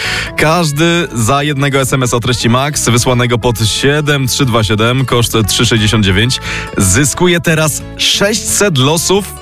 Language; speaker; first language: Polish; native; Polish